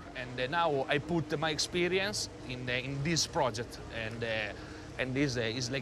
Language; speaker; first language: English; non-native, learner; Italian